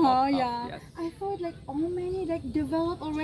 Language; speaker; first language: English; non-native, learner; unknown